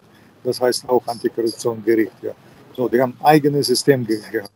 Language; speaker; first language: German; non-native, fluent; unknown